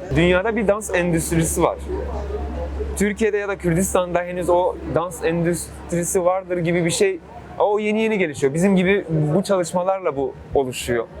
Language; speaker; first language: Turkish; non-native, local second language; Kurdish